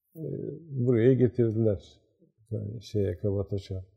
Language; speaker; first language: Turkish; native; Turkish